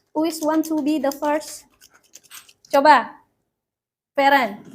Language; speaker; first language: English; non-native, fluent; Indonesian